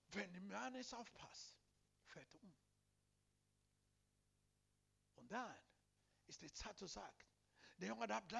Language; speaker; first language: German; non-native, learner; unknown